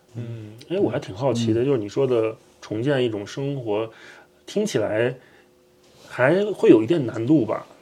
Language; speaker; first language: Chinese; native; Chinese